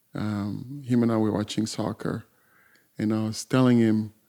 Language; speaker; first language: English; non-native, fluent; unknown